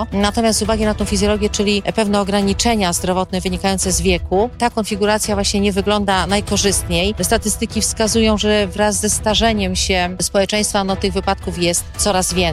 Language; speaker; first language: Polish; native; Polish